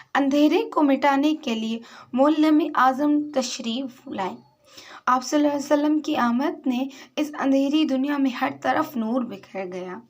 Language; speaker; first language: Urdu; non-native, local second language; Sindhi